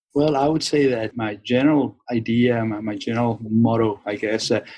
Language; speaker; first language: English; non-native, fluent; Spanish